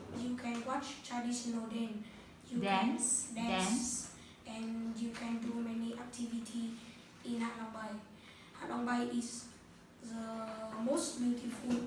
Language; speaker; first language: English; non-native, learner; Vietnamese